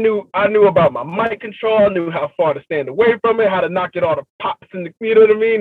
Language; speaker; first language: English; native; English